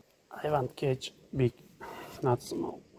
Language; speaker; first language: English; non-native, learner; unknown